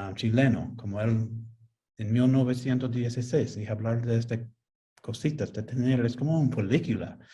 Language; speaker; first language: Spanish; non-native, fluent; English